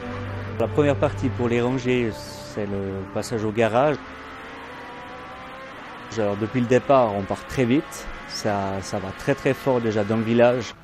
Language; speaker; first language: French; native; French